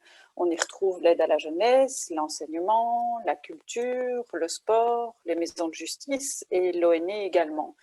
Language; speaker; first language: French; native; French